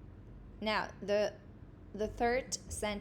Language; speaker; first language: English; non-native, fluent; Vietnamese